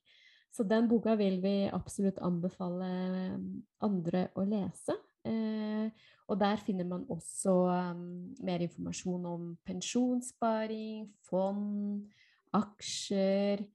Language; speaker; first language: Norwegian; non-native, fluent; Spanish